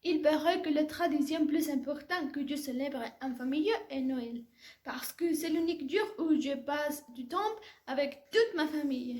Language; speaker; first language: French; non-native, learner; Spanish